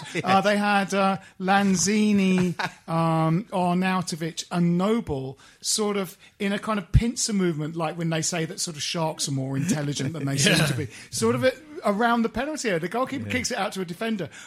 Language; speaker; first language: English; native; English